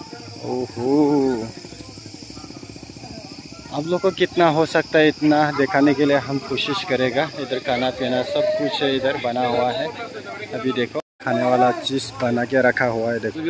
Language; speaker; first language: Hindi; non-native, local second language; Bodo